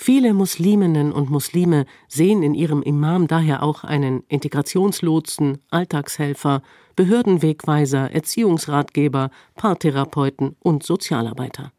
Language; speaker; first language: German; native; German